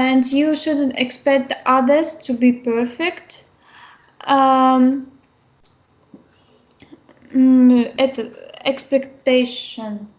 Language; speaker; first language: English; non-native, learner; Russian